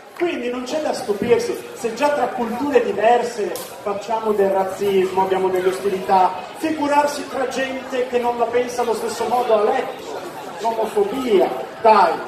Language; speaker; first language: Italian; native; Italian